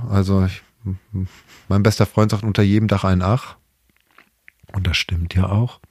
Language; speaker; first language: German; native; German